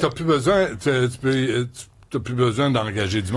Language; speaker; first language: French; native; French